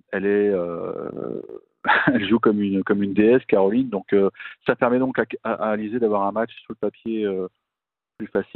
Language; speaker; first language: French; native; French